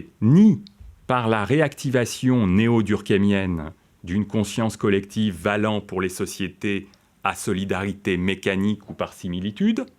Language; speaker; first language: French; native; French